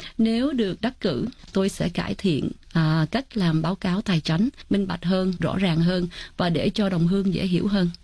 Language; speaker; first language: Vietnamese; early bilingual, heritage; Vietnamese